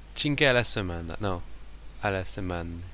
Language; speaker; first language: Italian; non-native, learner; French